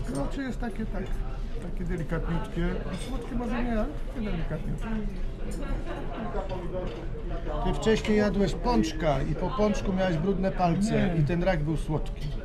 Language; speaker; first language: Polish; native; Polish